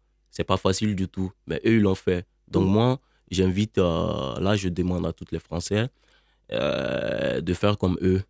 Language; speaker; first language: French; non-native, local second language; Bambara